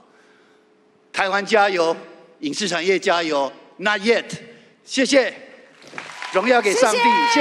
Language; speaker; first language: Chinese; native; Chinese